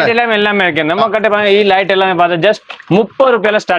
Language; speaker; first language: Malayalam; non-native, learner; Tamil